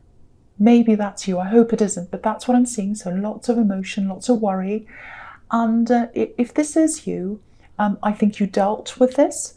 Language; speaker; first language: English; native; English